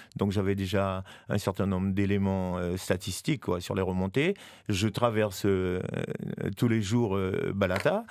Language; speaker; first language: French; native; French